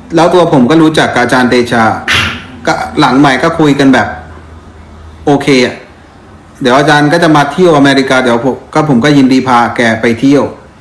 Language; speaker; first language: Thai; non-native, fluent; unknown